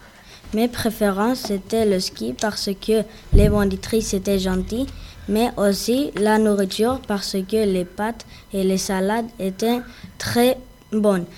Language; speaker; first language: French; non-native, learner; Greek